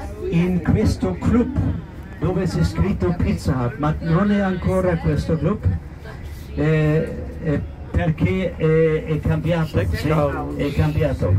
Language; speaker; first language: Italian; non-native, fluent; German